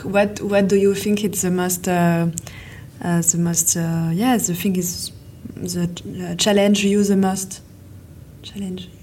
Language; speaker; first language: English; non-native, fluent; French